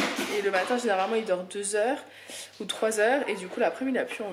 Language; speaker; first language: French; native; French